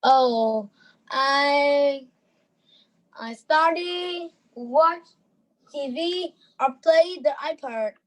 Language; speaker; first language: English; non-native, learner; Vietnamese